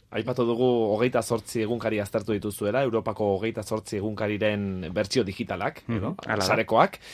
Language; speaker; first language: Basque; native; Basque